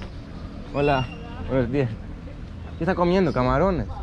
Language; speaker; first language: Spanish; non-native, learner; Greek